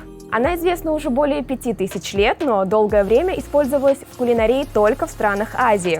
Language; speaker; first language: Russian; native; Russian